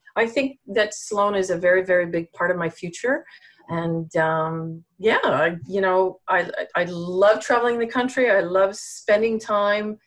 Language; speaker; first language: English; native; English